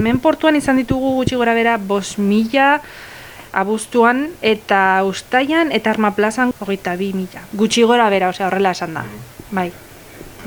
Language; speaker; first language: Basque; non-native, local second language; Spanish